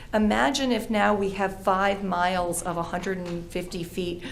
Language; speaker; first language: English; native; English